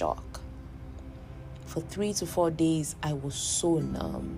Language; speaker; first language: English; non-native, local second language; Yoruba